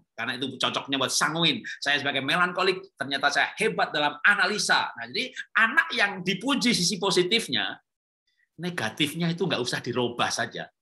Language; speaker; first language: Indonesian; native; Indonesian